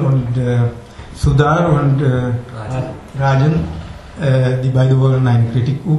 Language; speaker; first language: German; non-native, learner; Sinhala